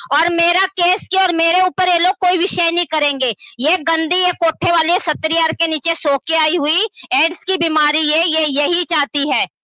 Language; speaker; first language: Hindi; native; Hindi